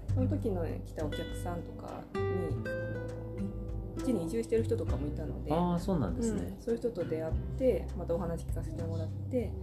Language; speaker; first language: Japanese; native; Japanese